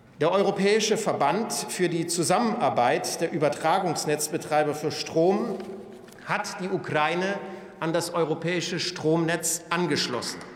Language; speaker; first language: German; native; German